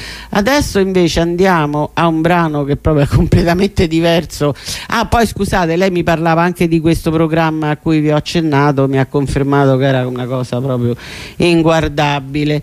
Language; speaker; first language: Italian; native; Italian